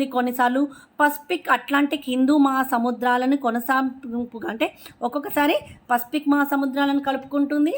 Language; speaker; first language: Telugu; native; Telugu